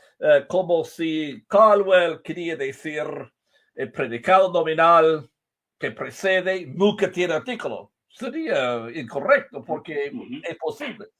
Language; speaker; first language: Spanish; non-native, fluent; English